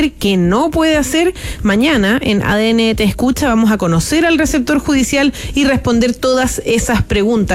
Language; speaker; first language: Spanish; native; Spanish